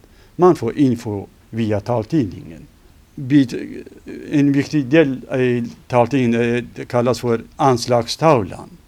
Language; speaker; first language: Swedish; non-native, fluent; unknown